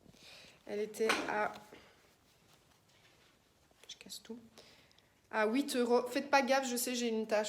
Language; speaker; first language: French; native; French